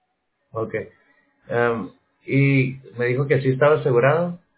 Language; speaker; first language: Spanish; native; Spanish